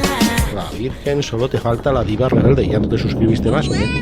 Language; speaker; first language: Spanish; native; Spanish